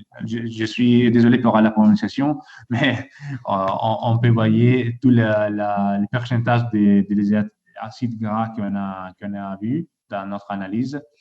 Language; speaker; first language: French; non-native, fluent; Italian